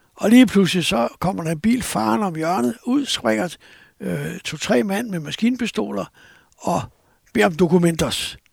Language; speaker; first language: Danish; native; Danish